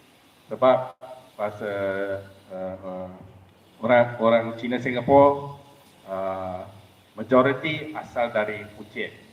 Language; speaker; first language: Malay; non-native, local second language; Min Nan Chinese